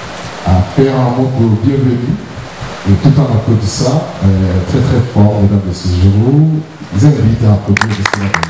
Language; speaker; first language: French; non-native, local second language; Rundi